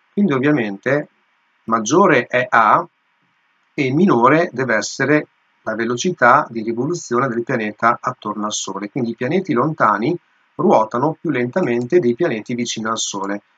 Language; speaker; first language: Italian; native; Italian